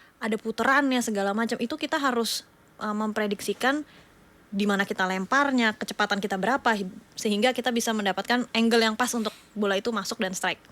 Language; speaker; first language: Indonesian; native; Indonesian